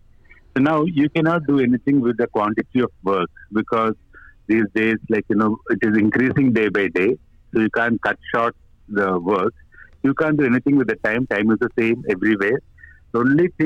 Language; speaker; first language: English; non-native, local second language; Malayalam